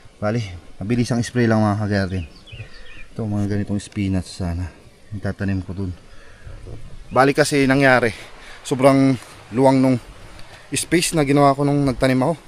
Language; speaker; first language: Filipino; non-native, local second language; Iloko